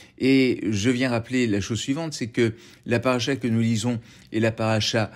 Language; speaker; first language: French; native; French